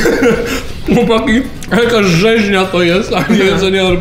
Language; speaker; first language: Polish; native; Polish